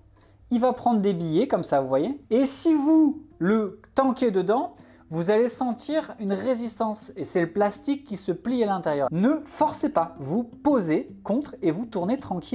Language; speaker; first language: French; native; French